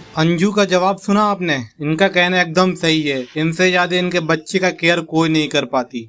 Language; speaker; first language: Hindi; native; Hindi